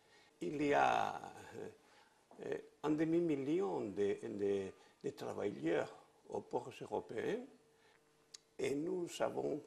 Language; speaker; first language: French; non-native, fluent; Spanish